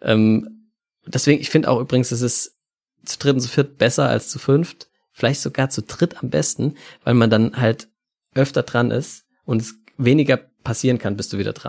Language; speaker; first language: German; native; German